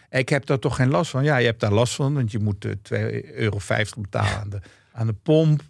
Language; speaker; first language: Dutch; early bilingual, other home language; Turkish